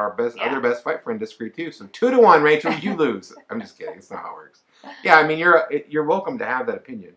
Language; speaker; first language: English; native; English